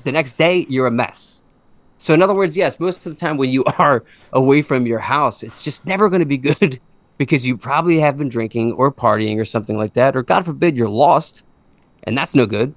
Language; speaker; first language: English; native; English